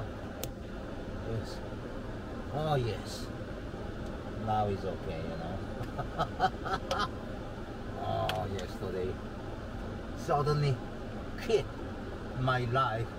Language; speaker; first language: English; non-native, learner; Korean